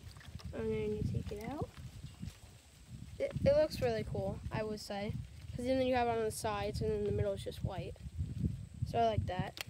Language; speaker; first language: English; native; English